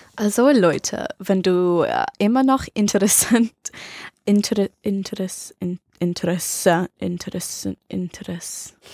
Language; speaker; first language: German; non-native, learner; English